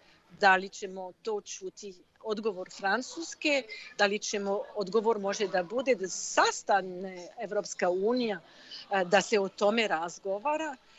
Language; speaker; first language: Croatian; non-native, fluent; French